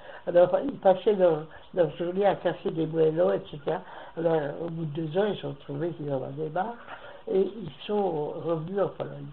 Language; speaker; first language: French; native; French